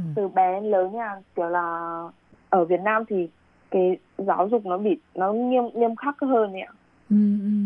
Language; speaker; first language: Vietnamese; native; Vietnamese